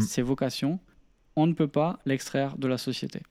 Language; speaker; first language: French; native; French